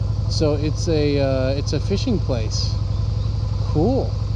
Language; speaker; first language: English; native; English